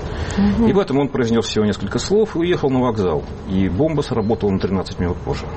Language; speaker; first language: Russian; native; Russian